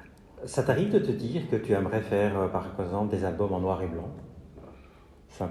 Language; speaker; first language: French; native; French